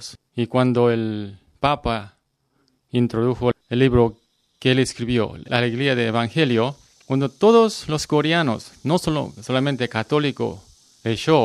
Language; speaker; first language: Spanish; non-native, learner; Korean